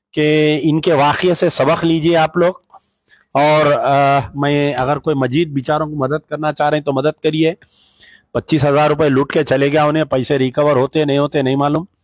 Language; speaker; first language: Hindi; non-native, local second language; Urdu